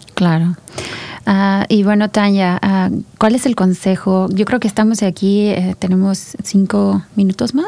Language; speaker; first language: English; non-native, fluent; Spanish